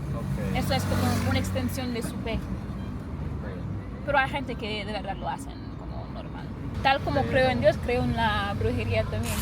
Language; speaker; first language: Spanish; non-native, fluent; English